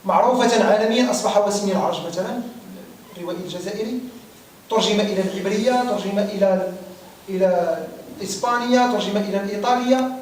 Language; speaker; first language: Arabic; native; Arabic